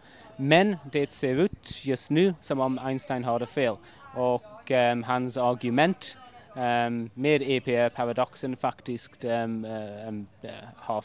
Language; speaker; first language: Swedish; non-native, fluent; English